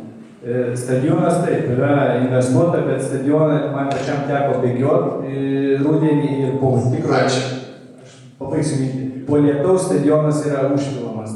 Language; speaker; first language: Lithuanian; native; Lithuanian